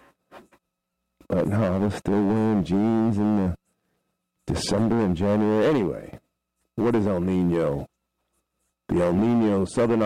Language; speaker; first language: English; native; English